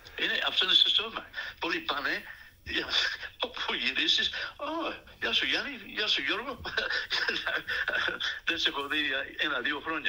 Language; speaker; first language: Greek; early bilingual, other home language; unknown